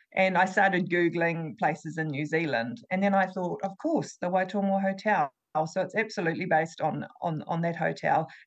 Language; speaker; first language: English; native; English